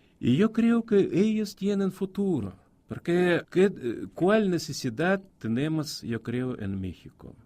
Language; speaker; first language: Spanish; non-native, fluent; Russian